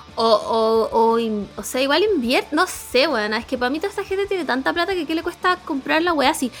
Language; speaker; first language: Spanish; native; Spanish